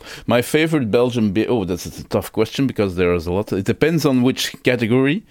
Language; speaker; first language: English; non-native, fluent; Dutch